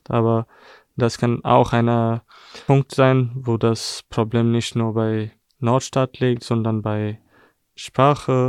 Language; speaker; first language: German; non-native, fluent; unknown